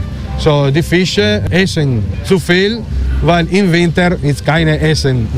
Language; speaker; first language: German; non-native, learner; Italian